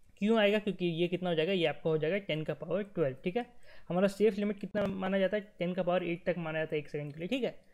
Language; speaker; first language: Hindi; native; Hindi